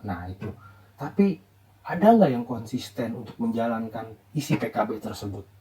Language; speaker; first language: Indonesian; native; Indonesian